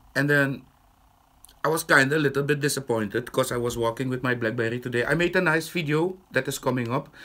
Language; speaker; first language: English; non-native, fluent; Dutch